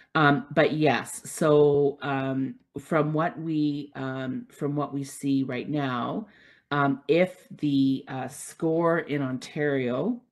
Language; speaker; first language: English; native; English